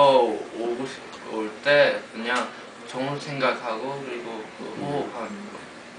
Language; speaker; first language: Korean; early bilingual, heritage; Korean